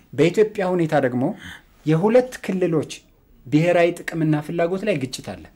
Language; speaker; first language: Amharic; native; Amharic